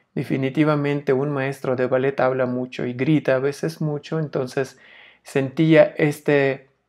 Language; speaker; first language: Spanish; non-native, fluent; Russian